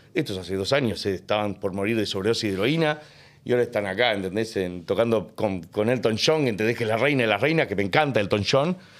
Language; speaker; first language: Spanish; native; Spanish